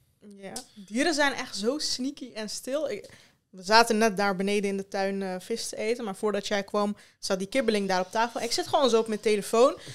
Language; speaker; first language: Dutch; early bilingual, other home language; Turkish